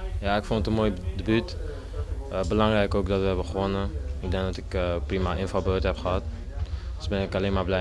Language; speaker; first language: Dutch; native; Dutch